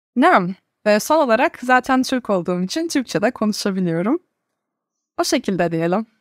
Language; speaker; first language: English; non-native, fluent; Turkish